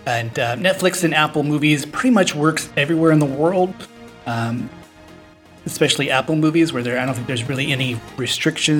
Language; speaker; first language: English; native; English